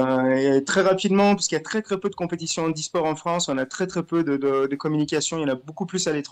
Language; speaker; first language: French; native; French